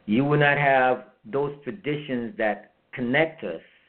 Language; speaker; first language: English; early bilingual, heritage; English